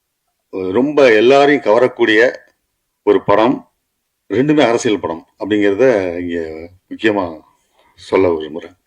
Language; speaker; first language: Tamil; native; Tamil